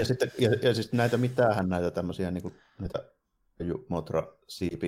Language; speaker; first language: Finnish; native; Finnish